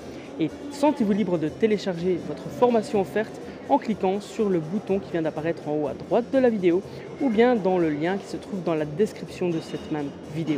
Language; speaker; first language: French; native; French